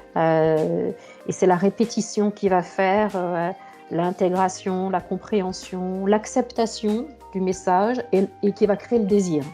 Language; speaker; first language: French; native; French